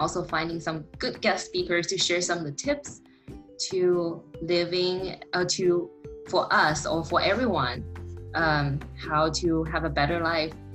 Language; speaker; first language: English; non-native, fluent; Chinese